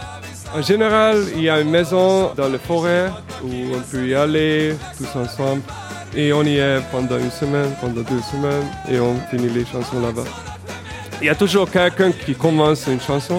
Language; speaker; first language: French; non-native, fluent; Hungarian